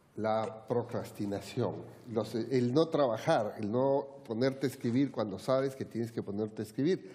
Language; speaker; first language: Spanish; native; Spanish